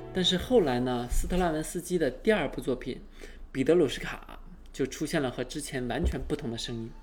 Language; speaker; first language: Chinese; native; Chinese